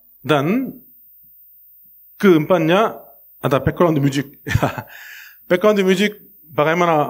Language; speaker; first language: Indonesian; non-native, learner; Korean